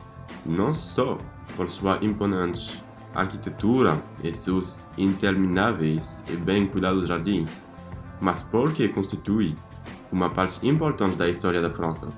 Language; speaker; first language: Portuguese; non-native, fluent; French